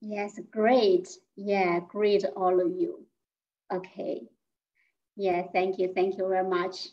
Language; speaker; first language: English; non-native, fluent; Chinese